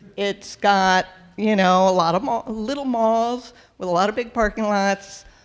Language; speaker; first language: English; native; English